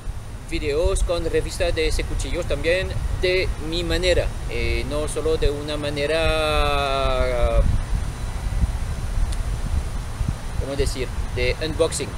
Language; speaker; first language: Spanish; non-native, fluent; French